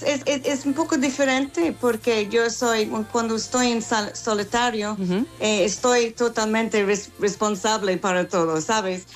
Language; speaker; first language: Spanish; non-native, fluent; English